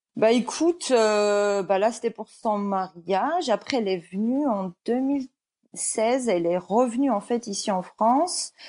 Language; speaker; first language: French; early bilingual, other home language; Georgian